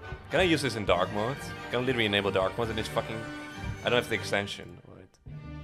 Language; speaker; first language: English; non-native, fluent; Dutch